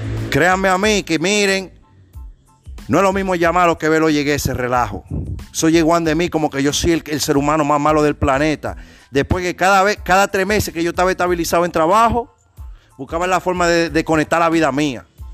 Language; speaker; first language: Spanish; native; Spanish